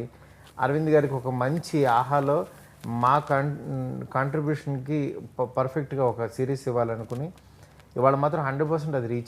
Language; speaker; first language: Telugu; native; Telugu